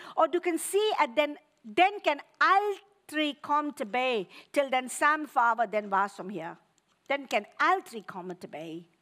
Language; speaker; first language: Danish; non-native, fluent; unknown